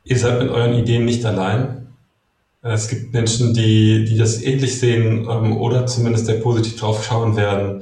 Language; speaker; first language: German; native; German